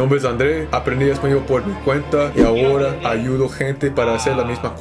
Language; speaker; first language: Spanish; early bilingual, heritage; English